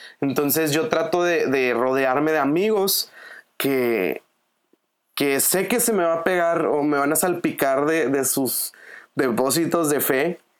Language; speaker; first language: Spanish; native; Spanish